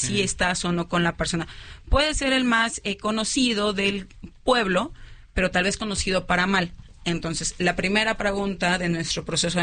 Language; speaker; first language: Spanish; native; Spanish